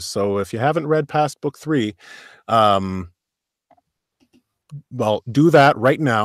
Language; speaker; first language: English; native; English